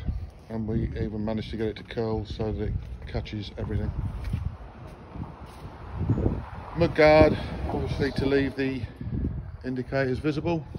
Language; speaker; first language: English; native; English